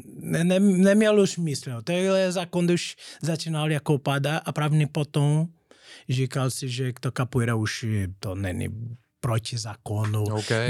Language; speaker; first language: Czech; non-native, learner; Portuguese